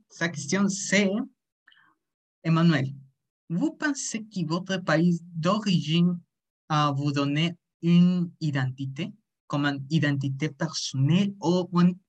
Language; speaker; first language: French; non-native, learner; Spanish